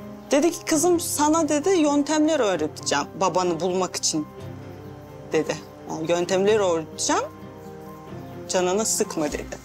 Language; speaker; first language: Turkish; non-native, fluent; Russian